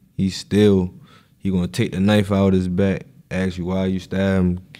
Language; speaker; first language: English; native; English